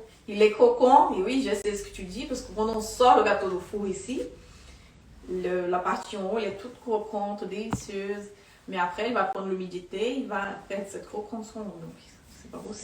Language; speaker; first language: French; non-native, fluent; Portuguese